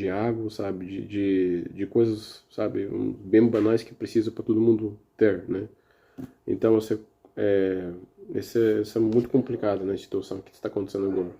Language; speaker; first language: Portuguese; non-native, learner; Russian